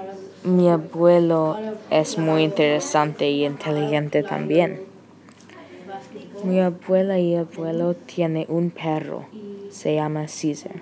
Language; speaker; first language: Spanish; non-native, learner; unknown